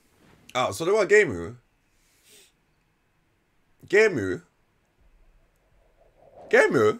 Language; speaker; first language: Japanese; non-native, learner; English